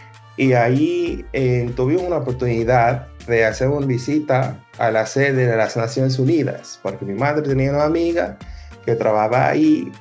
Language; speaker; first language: Spanish; non-native, fluent; English